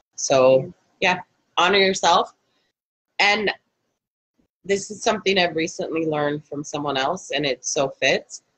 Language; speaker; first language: English; native; English